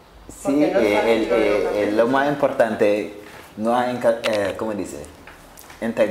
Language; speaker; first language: Spanish; non-native, learner; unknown